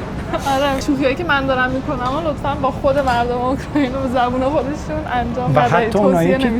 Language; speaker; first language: Persian; native; Persian